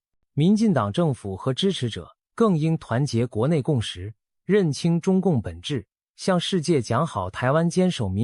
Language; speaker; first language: Chinese; native; Chinese